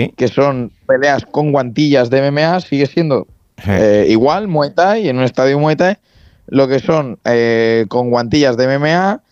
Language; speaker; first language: Spanish; native; Spanish